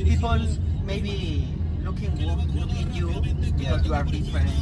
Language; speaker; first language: English; non-native, learner; Spanish